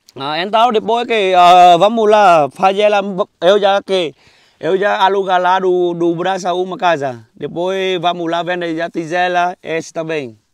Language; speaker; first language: Portuguese; non-native, learner; Vietnamese